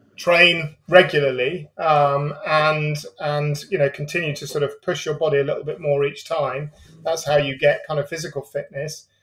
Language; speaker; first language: English; native; English